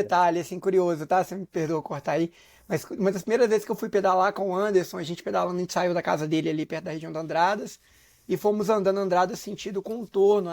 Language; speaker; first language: Portuguese; native; Portuguese